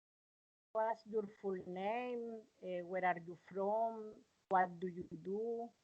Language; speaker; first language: English; non-native, learner; Spanish